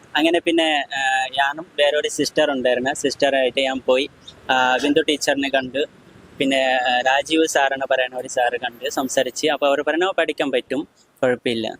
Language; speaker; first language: Malayalam; non-native, local second language; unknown